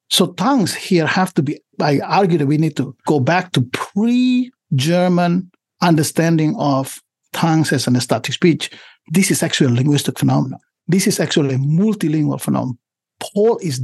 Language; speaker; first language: English; non-native, fluent; Indonesian